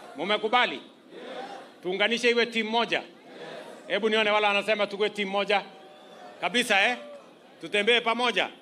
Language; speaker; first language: Swahili; non-native, local second language; Kalenjin